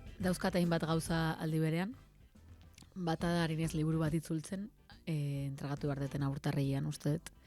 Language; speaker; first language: Basque; native; Basque